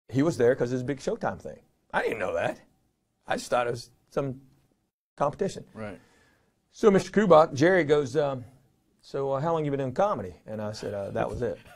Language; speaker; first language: English; native; English